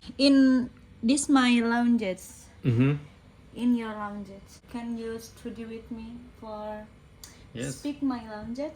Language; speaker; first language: English; non-native, learner; Indonesian